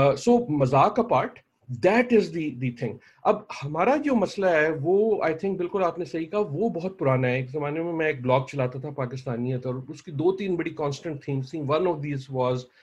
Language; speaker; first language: Urdu; native; Urdu